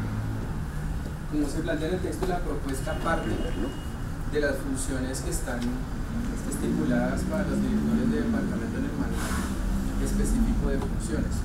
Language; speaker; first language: Spanish; native; Spanish